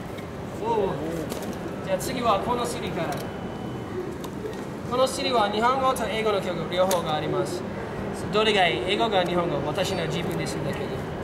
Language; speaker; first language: Japanese; non-native, learner; English